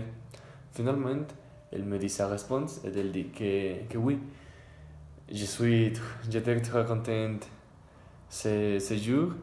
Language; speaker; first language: French; non-native, learner; Spanish